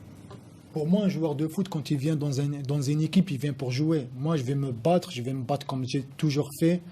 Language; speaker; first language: French; non-native, local second language; Arabic